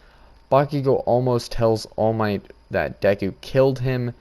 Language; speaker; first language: English; native; English